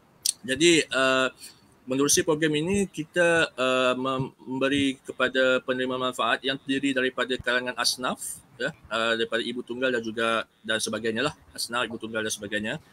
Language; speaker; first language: Malay; native; Malay